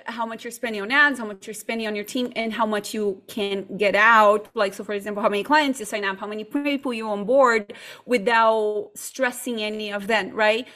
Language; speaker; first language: English; non-native, fluent; Portuguese